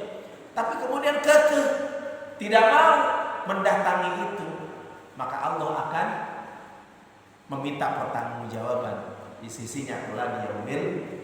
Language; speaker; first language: Indonesian; native; Indonesian